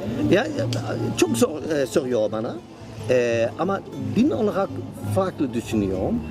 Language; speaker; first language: Turkish; non-native, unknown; Dutch